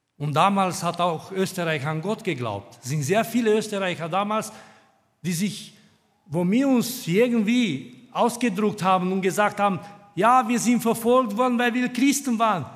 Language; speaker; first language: German; non-native, fluent; Romanian